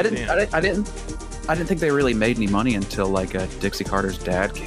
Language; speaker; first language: English; native; English